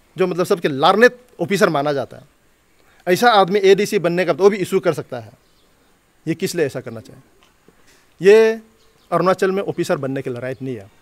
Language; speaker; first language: Hindi; non-native, local second language; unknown